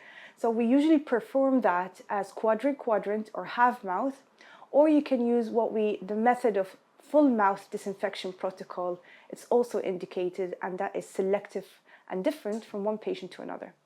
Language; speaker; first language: English; non-native, fluent; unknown